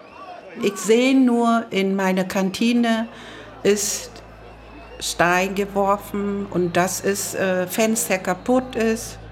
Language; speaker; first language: German; non-native, learner; Vietnamese